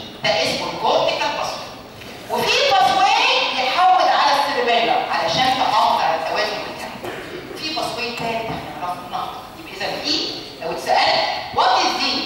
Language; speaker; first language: Arabic; native; Arabic